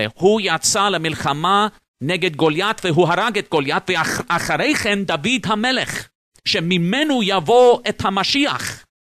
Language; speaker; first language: Hebrew; non-native, fluent; English